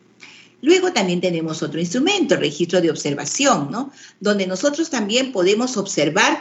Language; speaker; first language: Spanish; native; Spanish